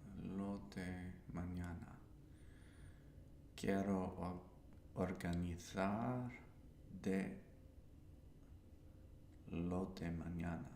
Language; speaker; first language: Spanish; non-native, learner; English